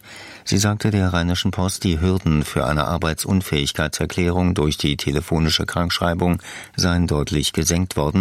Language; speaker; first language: German; native; German